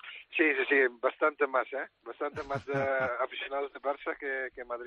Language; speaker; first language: Spanish; non-native, fluent; Dutch